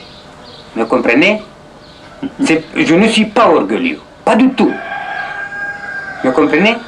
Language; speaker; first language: French; non-native, learner; Romanian